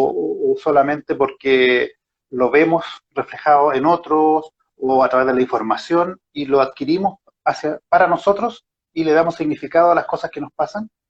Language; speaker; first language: Spanish; native; Spanish